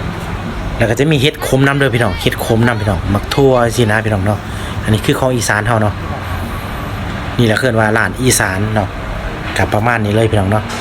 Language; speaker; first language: Thai; non-native, local second language; Lao